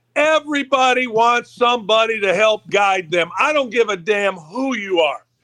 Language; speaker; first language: English; native; English